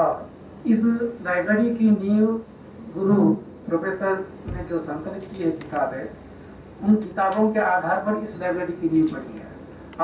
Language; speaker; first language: Hindi; native; Hindi